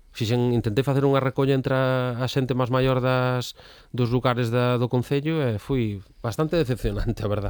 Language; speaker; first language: Galician; native; Galician